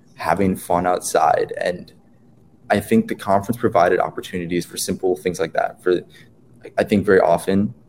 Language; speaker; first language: English; native; English